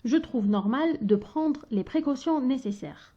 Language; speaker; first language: French; non-native, local second language; Arabic